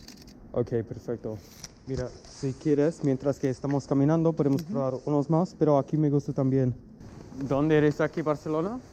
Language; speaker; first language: Spanish; non-native, fluent; English